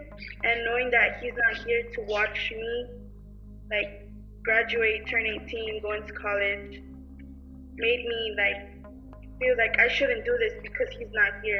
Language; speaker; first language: English; early bilingual, other home language; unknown